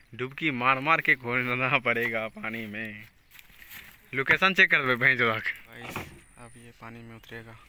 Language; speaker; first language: Hindi; native; Hindi